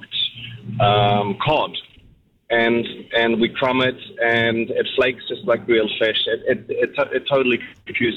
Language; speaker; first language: English; native; English